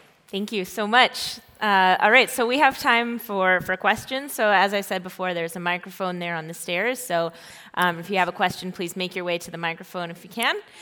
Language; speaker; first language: English; native; English